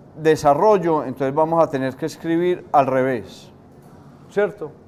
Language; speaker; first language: Spanish; native; Spanish